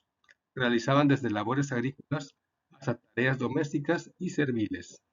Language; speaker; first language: Spanish; native; Spanish